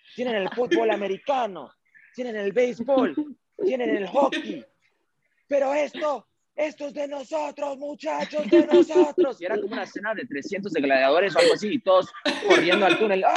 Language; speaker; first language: Spanish; early bilingual, heritage; Spanish